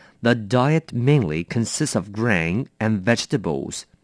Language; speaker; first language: English; non-native, fluent; Chinese